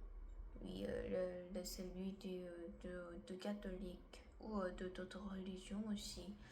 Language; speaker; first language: French; non-native, learner; Korean